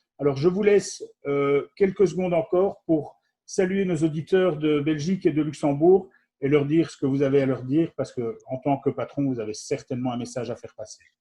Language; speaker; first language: French; native; French